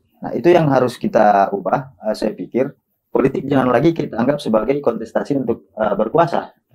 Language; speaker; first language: Indonesian; native; Indonesian